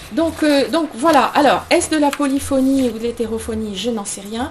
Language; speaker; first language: French; native; French